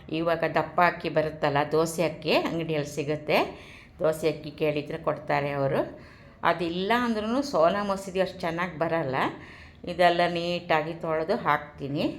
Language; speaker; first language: Kannada; native; Kannada